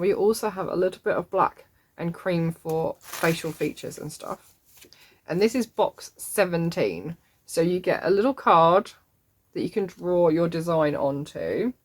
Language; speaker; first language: English; native; English